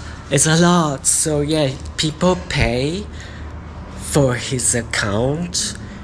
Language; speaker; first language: English; non-native, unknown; Japanese